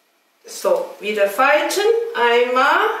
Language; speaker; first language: German; non-native, fluent; Chinese